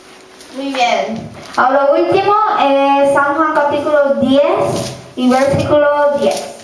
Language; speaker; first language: Spanish; non-native, learner; Korean